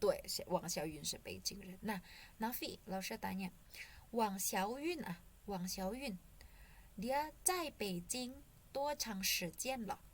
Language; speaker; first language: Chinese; non-native, fluent; Indonesian